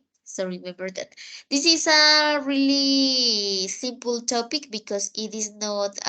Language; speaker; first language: English; non-native, fluent; Spanish